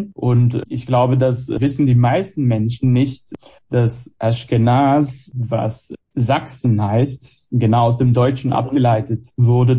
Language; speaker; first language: German; non-native, fluent; Hebrew